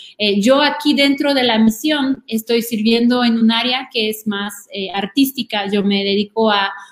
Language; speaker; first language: Spanish; non-native, fluent; French